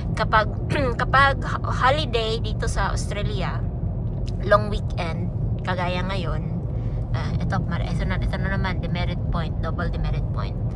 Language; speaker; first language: Filipino; non-native, local second language; Cebuano